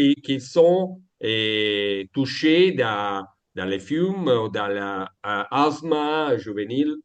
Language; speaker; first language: French; non-native, fluent; Italian